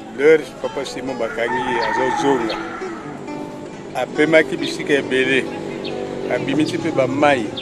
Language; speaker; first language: Lingala; non-native, local second language; Kongo